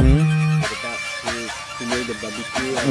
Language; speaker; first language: English; non-native, learner; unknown